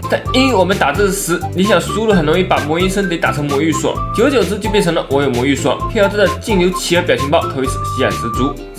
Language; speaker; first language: Chinese; native; Chinese